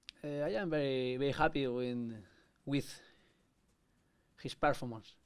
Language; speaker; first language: English; non-native, learner; Spanish